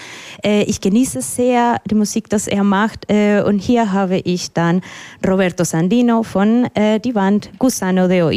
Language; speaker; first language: German; non-native, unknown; Spanish